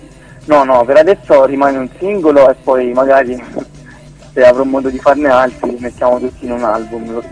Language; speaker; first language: Italian; native; Italian